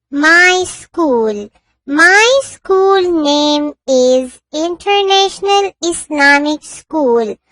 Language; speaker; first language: English; non-native, learner; Urdu